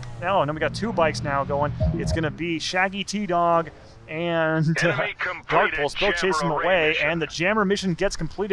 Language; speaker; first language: English; native; English